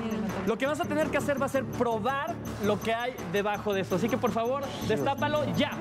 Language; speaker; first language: Spanish; native; Spanish